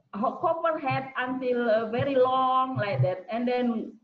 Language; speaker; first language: English; non-native, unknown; Indonesian